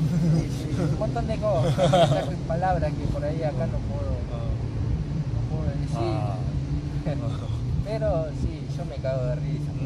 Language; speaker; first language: Spanish; non-native, fluent; Japanese